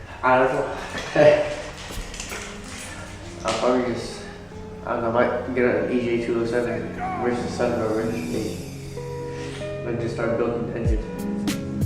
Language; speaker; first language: English; native; English